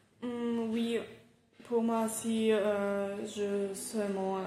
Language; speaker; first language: French; non-native, learner; German